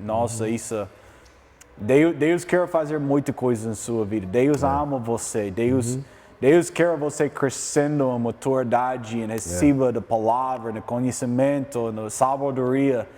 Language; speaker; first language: Portuguese; non-native, learner; English